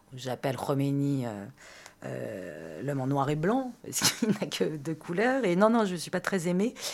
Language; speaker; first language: French; early bilingual, other home language; Persian